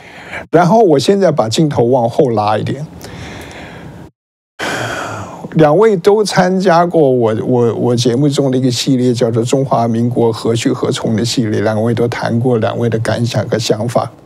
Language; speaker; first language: Chinese; native; Chinese